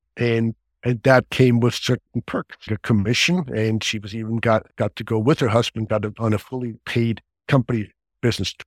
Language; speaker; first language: English; non-native, fluent; German